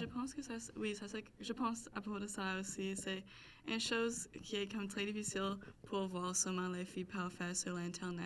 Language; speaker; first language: French; non-native, local second language; English